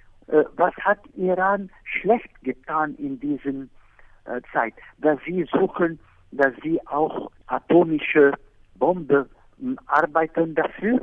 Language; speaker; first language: German; non-native, fluent; Arabic